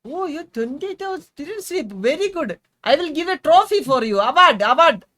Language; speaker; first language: English; non-native, learner; Malayalam